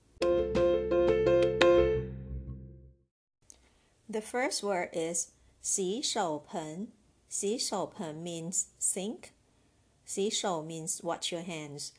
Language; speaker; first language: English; non-native, fluent; Chinese